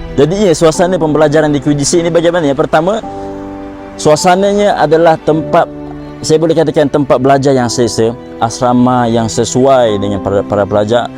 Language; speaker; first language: Malay; native; Malay